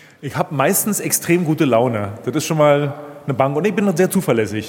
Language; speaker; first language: German; native; German